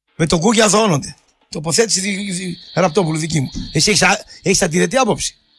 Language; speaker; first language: Greek; native; Greek